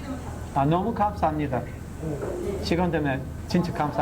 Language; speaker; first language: Korean; non-native, learner; English